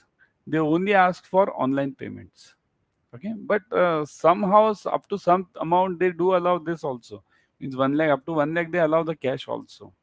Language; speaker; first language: English; non-native, local second language; Hindi